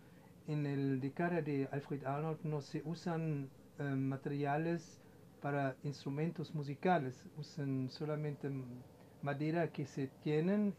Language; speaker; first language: Spanish; non-native, fluent; German